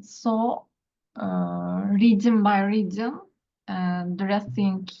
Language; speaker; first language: English; non-native, learner; Turkish